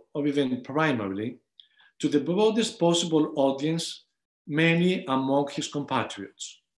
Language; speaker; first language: English; non-native, fluent; Greek